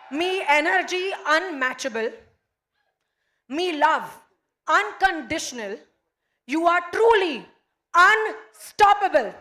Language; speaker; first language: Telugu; non-native, local second language; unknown